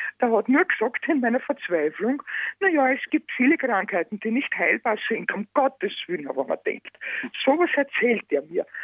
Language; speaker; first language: German; native; German